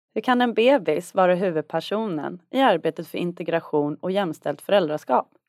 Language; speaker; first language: Swedish; native; Swedish